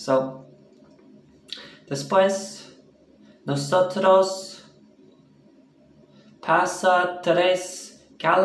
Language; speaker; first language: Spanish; non-native, learner; English